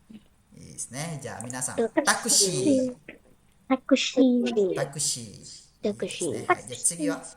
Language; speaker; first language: Japanese; non-native, fluent; Malay